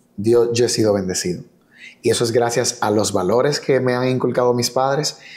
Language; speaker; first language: Spanish; native; Spanish